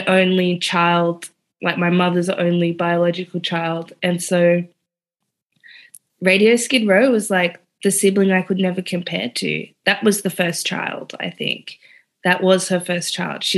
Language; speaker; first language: English; native; English